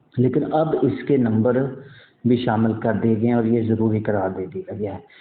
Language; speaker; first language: Urdu; non-native, local second language; Punjabi